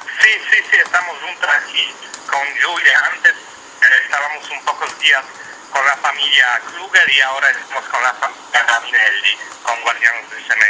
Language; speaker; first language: Portuguese; non-native, learner; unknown